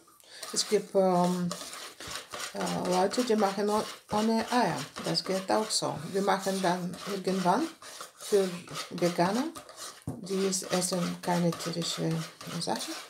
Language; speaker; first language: German; non-native, learner; Bulgarian